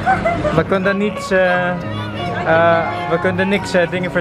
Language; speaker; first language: Dutch; non-native, fluent; Filipino